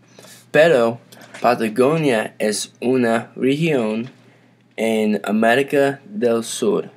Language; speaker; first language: Spanish; non-native, learner; English